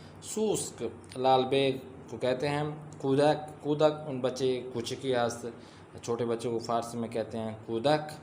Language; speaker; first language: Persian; non-native, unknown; Urdu